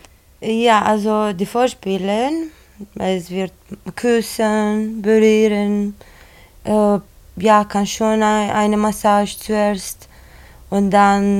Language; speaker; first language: German; non-native, learner; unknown